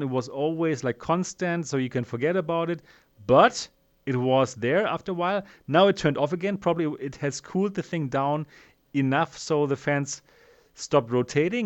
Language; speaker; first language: English; non-native, fluent; German